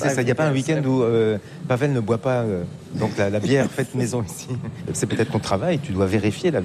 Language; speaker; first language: French; native; French